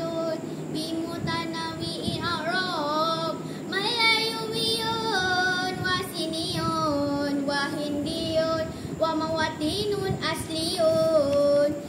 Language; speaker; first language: Arabic; non-native, learner; Malay